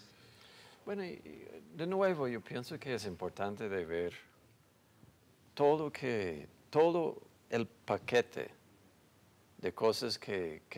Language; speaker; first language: Spanish; non-native, fluent; English